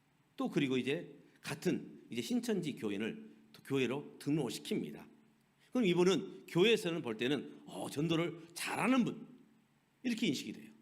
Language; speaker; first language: Korean; native; Korean